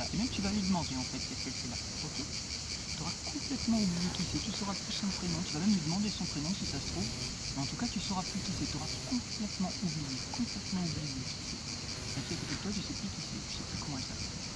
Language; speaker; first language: French; native; French